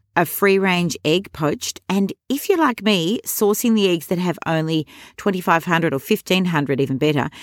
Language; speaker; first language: English; native; English